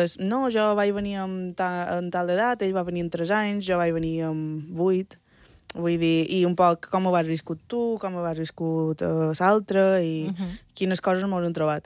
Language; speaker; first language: Catalan; early bilingual, other home language; Spanish